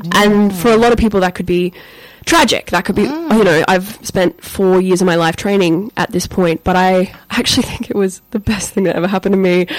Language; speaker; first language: English; native; English